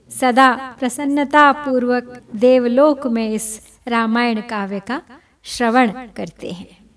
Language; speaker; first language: Hindi; native; Hindi